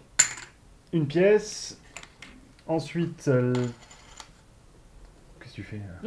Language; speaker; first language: French; native; French